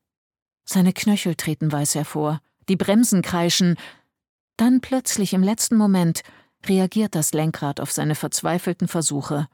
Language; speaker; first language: German; native; German